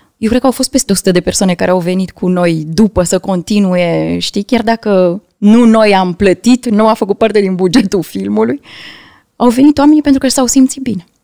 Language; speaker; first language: Romanian; native; Romanian